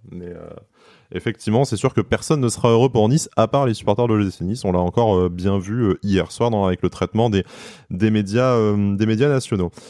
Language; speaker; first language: French; native; French